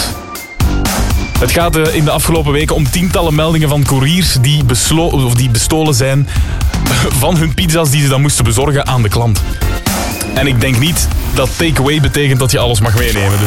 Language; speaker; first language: Dutch; native; Dutch